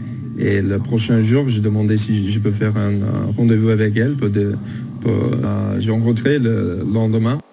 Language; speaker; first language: French; non-native, learner; English